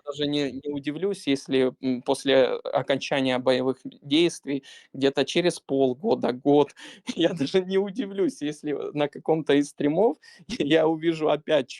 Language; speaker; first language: Russian; native; Russian